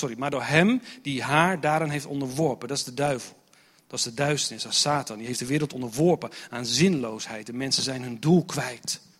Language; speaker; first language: Dutch; non-native, fluent; English